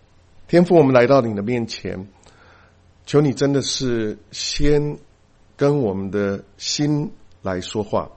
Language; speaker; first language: Chinese; native; Chinese